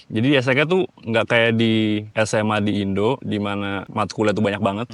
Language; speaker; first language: Indonesian; native; Indonesian